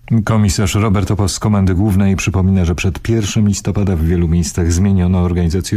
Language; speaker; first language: Polish; native; Polish